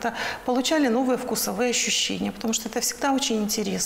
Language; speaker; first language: Russian; native; Russian